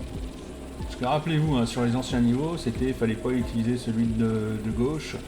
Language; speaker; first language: French; native; French